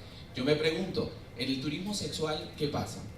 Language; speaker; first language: Spanish; native; Spanish